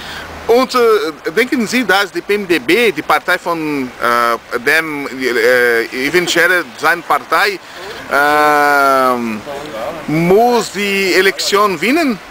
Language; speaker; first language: German; non-native, learner; Portuguese